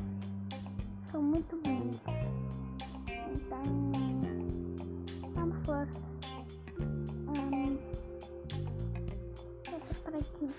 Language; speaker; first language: Portuguese; non-native, learner; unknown